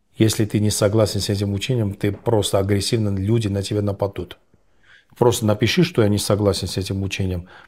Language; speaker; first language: Russian; non-native, local second language; Georgian